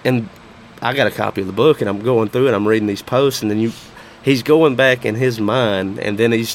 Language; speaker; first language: English; native; English